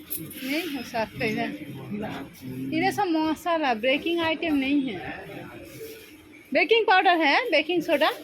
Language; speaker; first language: Hindi; non-native, local second language; Bangla